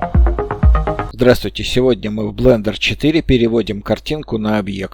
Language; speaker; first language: Russian; native; Russian